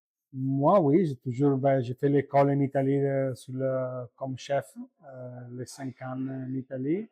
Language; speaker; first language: French; non-native, learner; Italian